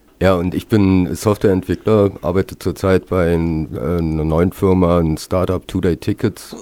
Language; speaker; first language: German; native; German